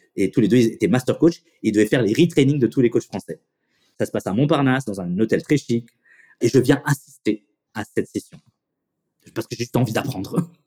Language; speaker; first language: French; native; French